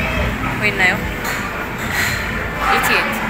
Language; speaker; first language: Korean; non-native, learner; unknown